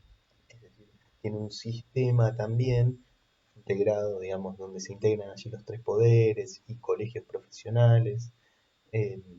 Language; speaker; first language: Spanish; native; Spanish